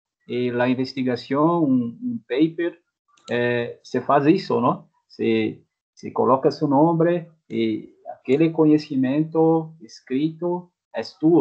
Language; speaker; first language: Spanish; non-native, fluent; Portuguese